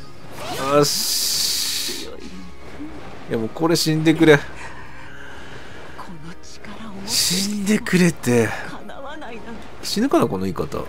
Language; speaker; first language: Japanese; native; Japanese